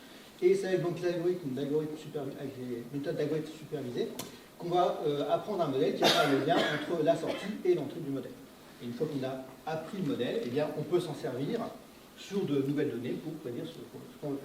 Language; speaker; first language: French; native; French